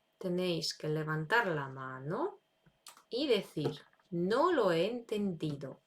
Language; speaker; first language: Spanish; non-native, fluent; Ukrainian